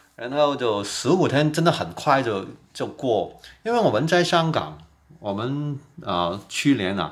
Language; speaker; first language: Chinese; non-native, local second language; Cantonese